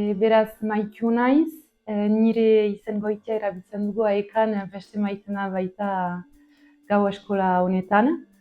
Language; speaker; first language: Basque; non-native, local second language; French